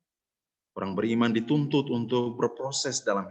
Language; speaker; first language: Indonesian; native; Indonesian